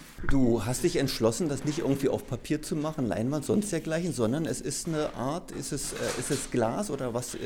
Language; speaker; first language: German; native; German